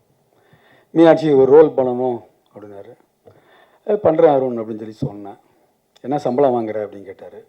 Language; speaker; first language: Tamil; native; Tamil